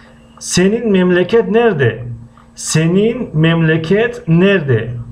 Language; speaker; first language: Turkish; non-native, fluent; Tajik